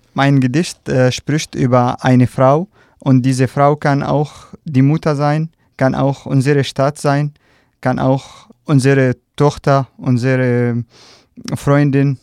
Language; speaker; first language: German; non-native, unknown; Arabic